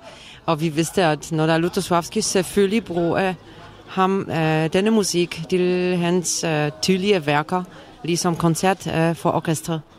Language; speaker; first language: Danish; non-native, fluent; Polish